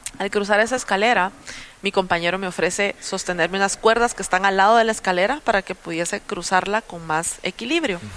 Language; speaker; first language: Spanish; native; Spanish